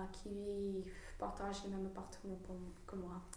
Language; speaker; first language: French; non-native, fluent; English